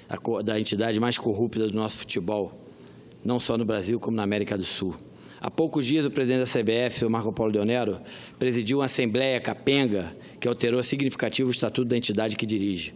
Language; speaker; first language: Portuguese; native; Portuguese